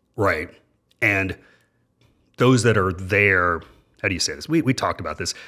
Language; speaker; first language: English; native; English